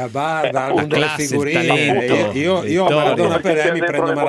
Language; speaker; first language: Italian; native; Italian